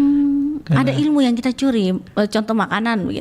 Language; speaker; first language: Indonesian; native; Indonesian